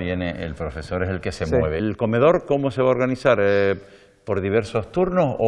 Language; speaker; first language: Spanish; native; Spanish